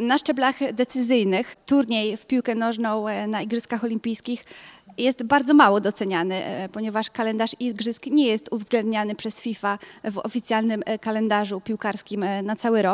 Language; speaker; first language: Polish; native; Polish